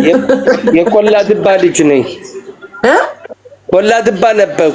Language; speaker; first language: Amharic; non-native, fluent; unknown